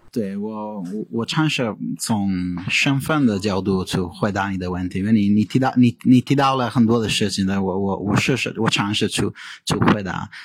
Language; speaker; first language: Chinese; non-native, fluent; Italian